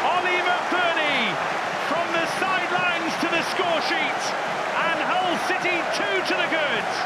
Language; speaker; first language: English; native; English